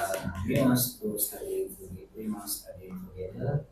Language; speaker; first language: English; non-native, learner; Indonesian